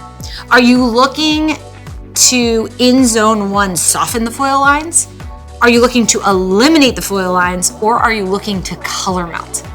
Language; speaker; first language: English; native; English